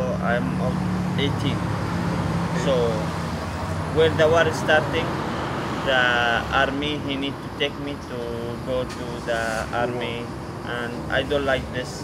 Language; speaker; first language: English; non-native, learner; Arabic